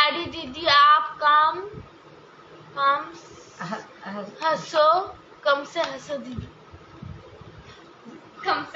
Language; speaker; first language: Hindi; non-native, local second language; Bangla